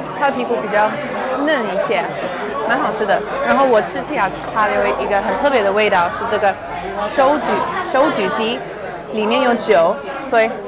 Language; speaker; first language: Chinese; early bilingual, heritage; Chinese